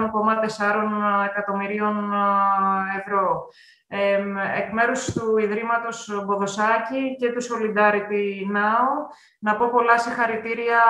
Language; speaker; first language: Greek; native; Greek